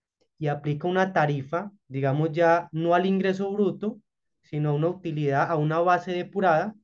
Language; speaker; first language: Spanish; native; Spanish